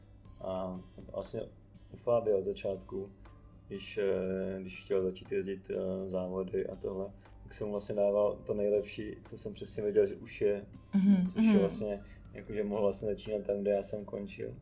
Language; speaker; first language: Czech; native; Czech